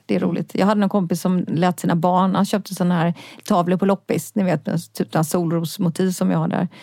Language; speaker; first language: Swedish; native; Swedish